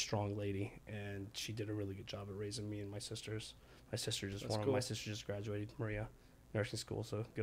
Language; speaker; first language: English; early bilingual, other home language; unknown